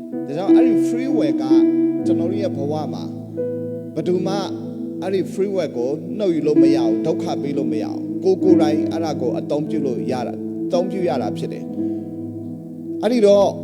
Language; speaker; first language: Burmese; non-native, local second language; Kachin